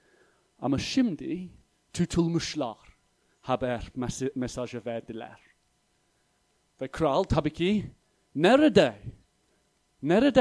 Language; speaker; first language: Turkish; non-native, fluent; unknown